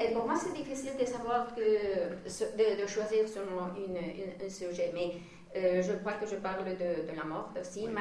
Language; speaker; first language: French; non-native, fluent; Spanish